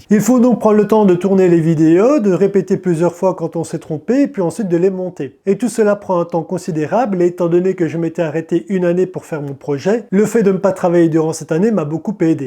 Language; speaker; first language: French; native; French